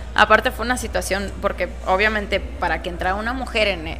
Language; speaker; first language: Spanish; native; Spanish